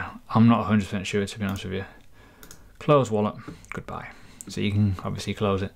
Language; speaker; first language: English; native; English